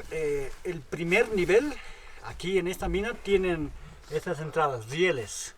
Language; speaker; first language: Spanish; native; Spanish